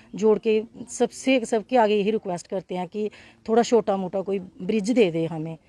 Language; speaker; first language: Hindi; native; Hindi